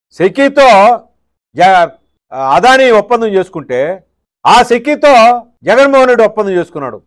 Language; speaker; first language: Telugu; native; Telugu